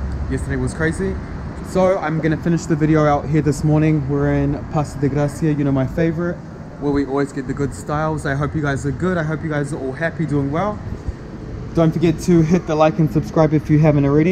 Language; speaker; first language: English; native; English